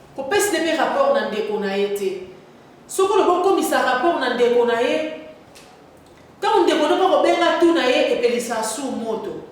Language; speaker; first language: Lingala; native; Lingala